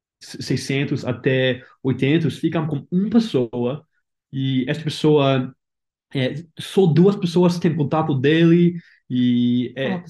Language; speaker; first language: Portuguese; non-native, learner; English